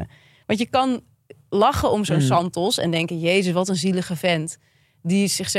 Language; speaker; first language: Dutch; native; Dutch